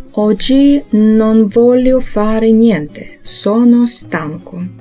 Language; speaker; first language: Italian; non-native, fluent; Ukrainian